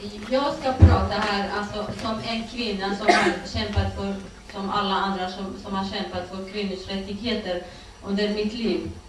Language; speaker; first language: Swedish; non-native, fluent; Kurdish